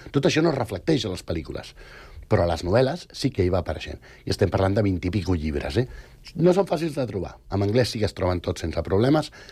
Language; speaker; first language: Catalan; non-native, local second language; Spanish